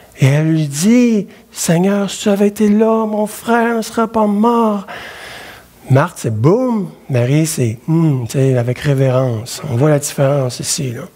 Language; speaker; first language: French; native; French